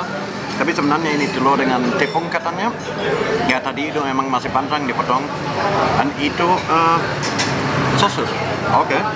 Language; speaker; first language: Indonesian; non-native, fluent; German